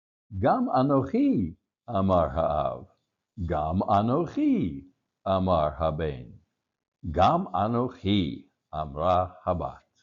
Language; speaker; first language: Hebrew; non-native, learner; English